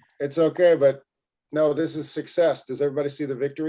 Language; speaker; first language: English; native; English